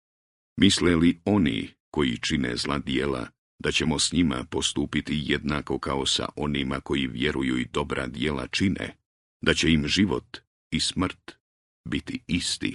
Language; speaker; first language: Croatian; native; Croatian